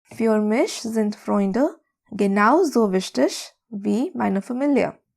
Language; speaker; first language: German; non-native, fluent; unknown